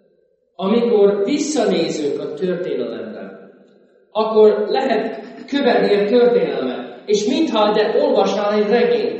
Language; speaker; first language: Hungarian; non-native, fluent; English